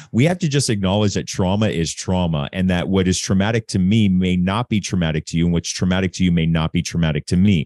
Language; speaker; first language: English; native; English